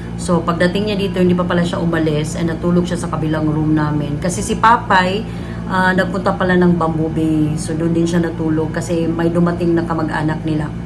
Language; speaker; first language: Filipino; native; Filipino